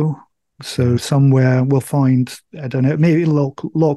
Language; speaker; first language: English; native; English